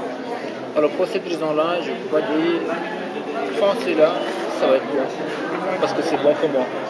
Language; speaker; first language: French; non-native, fluent; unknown